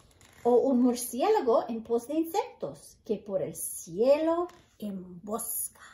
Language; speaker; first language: Spanish; early bilingual, heritage; Spanish